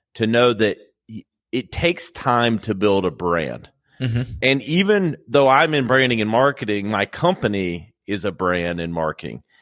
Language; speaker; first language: English; native; English